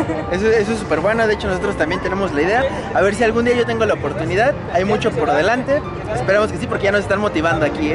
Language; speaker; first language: Spanish; native; Spanish